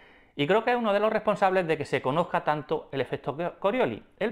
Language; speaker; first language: Spanish; native; Spanish